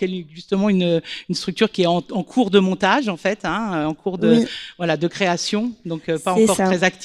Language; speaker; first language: French; native; French